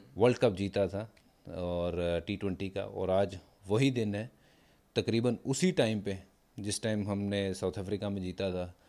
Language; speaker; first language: Hindi; non-native, local second language; Punjabi